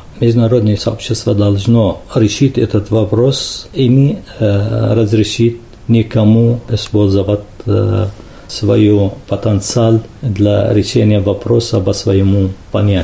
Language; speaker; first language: Russian; non-native, fluent; Arabic